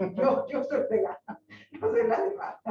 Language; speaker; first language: Spanish; native; Spanish